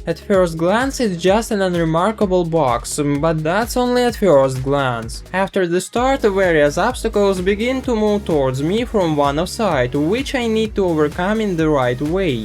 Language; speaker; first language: English; non-native, fluent; Russian